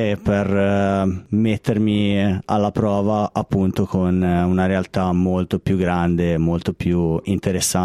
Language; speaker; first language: Italian; native; Italian